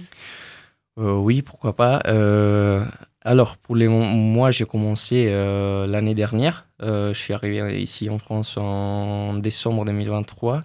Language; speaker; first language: French; non-native, fluent; Italian